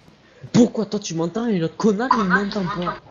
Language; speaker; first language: French; native; French